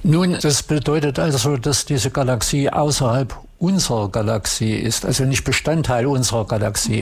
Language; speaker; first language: German; native; German